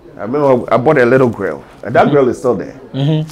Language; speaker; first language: English; non-native, local second language; Ga